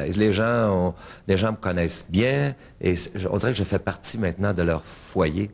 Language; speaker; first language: French; native; French